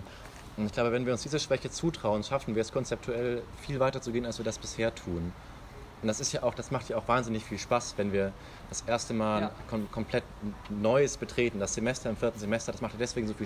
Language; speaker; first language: German; native; German